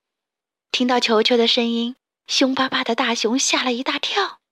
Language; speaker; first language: Chinese; native; Chinese